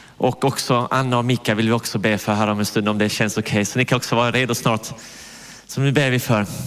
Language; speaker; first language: Swedish; native; Swedish